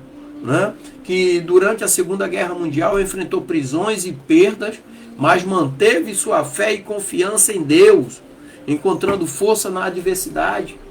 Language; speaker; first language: Portuguese; native; Portuguese